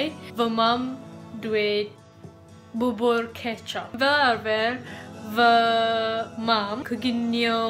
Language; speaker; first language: Welsh; non-native, learner; Malay